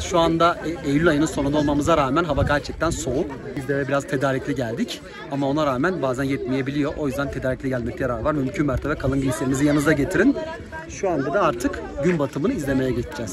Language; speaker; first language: Turkish; native; Turkish